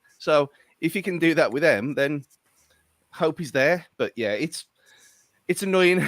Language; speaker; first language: English; native; English